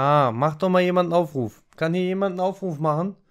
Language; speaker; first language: German; native; German